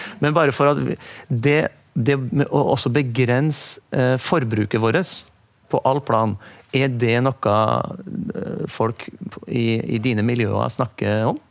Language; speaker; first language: Norwegian; native; Norwegian